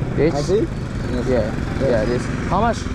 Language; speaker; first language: English; non-native, learner; Thai